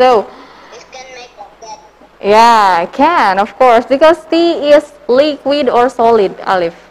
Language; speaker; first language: English; non-native, learner; Indonesian